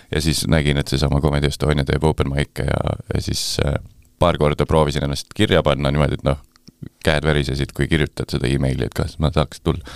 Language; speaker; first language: Estonian; native; Estonian